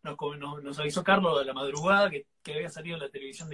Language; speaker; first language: Spanish; native; Spanish